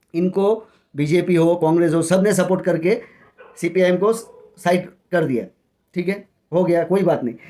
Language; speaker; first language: Hindi; non-native, local second language; Bangla